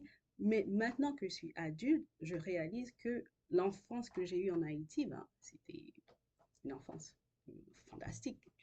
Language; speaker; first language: French; non-native, local second language; Haitian Creole